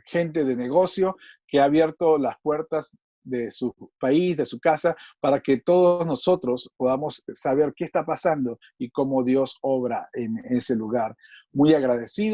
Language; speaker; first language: Spanish; native; Spanish